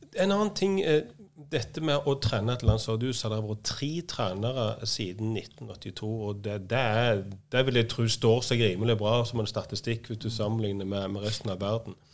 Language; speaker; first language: Norwegian; native; Norwegian